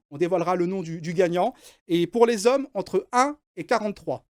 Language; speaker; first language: French; native; French